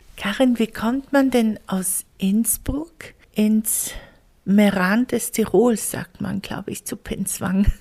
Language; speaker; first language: German; native; German